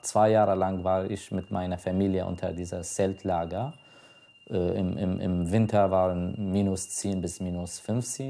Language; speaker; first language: German; non-native, fluent; Kurdish